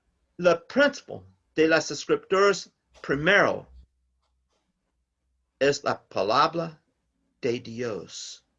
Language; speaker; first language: Spanish; non-native, learner; English